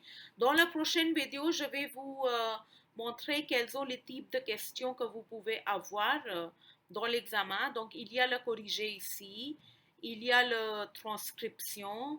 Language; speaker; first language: French; non-native, fluent; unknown